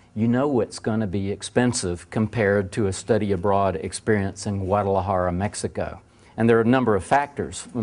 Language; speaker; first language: English; native; English